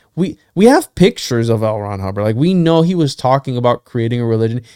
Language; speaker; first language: English; non-native, fluent; Spanish